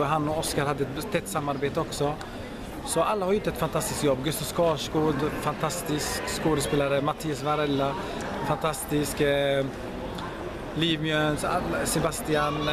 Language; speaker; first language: Swedish; early bilingual, other home language; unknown